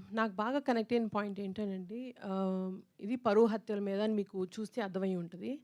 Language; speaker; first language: Telugu; native; Telugu